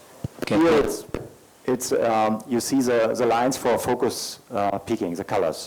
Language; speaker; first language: English; non-native, learner; German